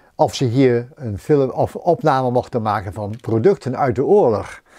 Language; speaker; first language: Dutch; native; Dutch